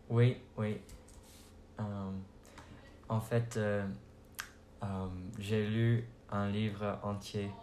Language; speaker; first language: French; non-native, learner; English